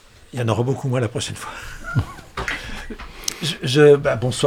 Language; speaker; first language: French; native; French